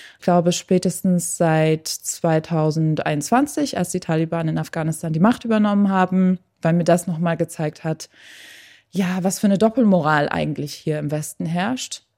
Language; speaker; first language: German; early bilingual, other home language; Persian